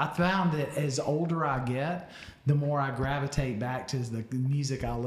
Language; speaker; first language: English; native; English